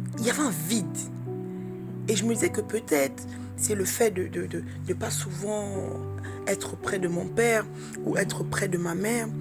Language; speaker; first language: French; early bilingual, other home language; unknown